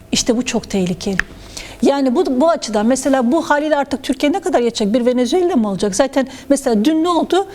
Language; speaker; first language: Turkish; non-native, local second language; Kurdish